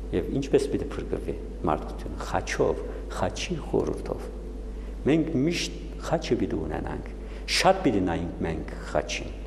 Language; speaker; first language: Armenian; native; Armenian